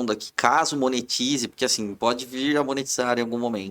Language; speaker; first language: Portuguese; native; Portuguese